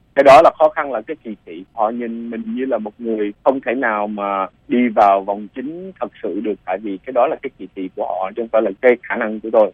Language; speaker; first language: Vietnamese; early bilingual, other home language; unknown